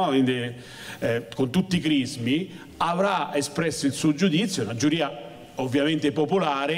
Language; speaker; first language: Italian; native; Italian